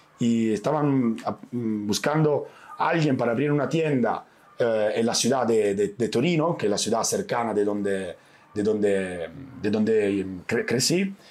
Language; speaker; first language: Spanish; non-native, fluent; Italian